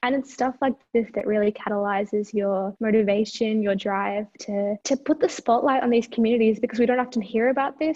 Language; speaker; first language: English; early bilingual, other home language; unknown